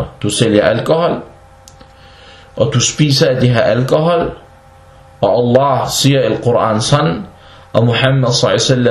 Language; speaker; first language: Danish; non-native, fluent; Arabic